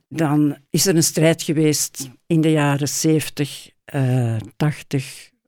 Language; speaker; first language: Dutch; native; Dutch